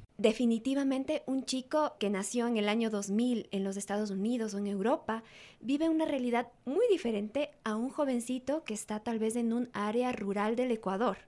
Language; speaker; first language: Spanish; native; Spanish